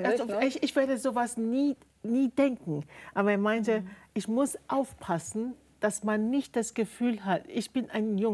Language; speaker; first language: German; non-native, fluent; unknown